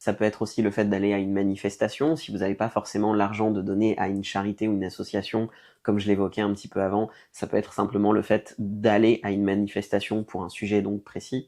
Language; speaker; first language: French; native; French